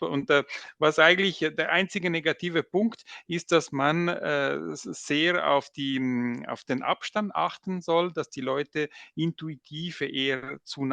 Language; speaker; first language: German; non-native, local second language; French